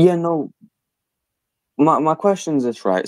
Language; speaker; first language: English; native; English